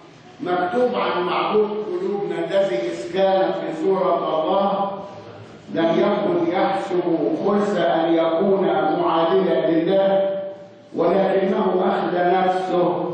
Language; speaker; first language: Arabic; native; Arabic